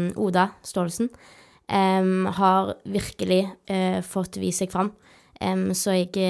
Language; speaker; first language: Norwegian; native; Norwegian